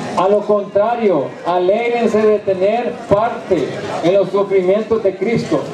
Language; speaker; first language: Spanish; non-native, fluent; English